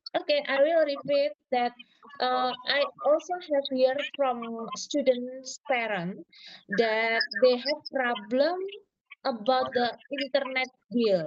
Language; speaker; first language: English; non-native, learner; Indonesian